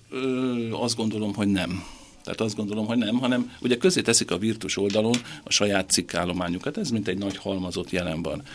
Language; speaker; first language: Hungarian; native; Hungarian